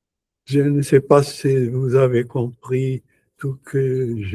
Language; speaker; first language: French; non-native, learner; Portuguese